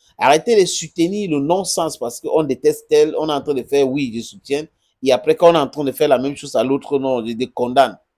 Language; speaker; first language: French; non-native, local second language; English